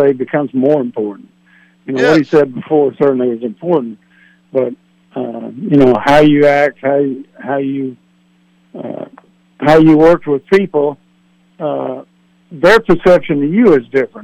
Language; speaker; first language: English; native; English